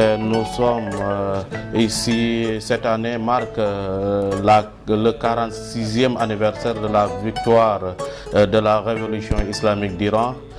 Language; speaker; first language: French; non-native, fluent; Persian